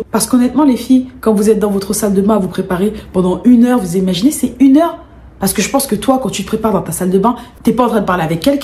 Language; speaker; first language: French; native; French